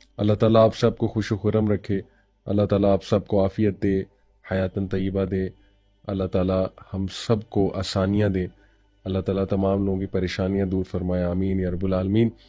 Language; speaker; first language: Urdu; native; Urdu